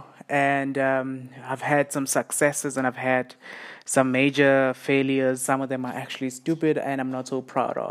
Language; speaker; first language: English; non-native, local second language; South Ndebele